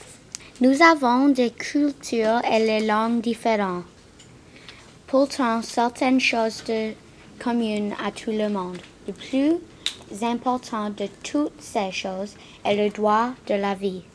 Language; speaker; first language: French; non-native, learner; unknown